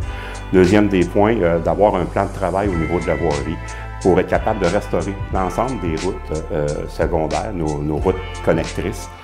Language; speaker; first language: French; native; French